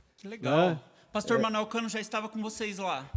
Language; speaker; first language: Portuguese; native; Portuguese